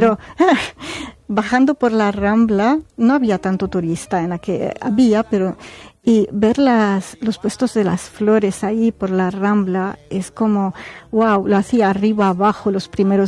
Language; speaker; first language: Spanish; non-native, fluent; Arabic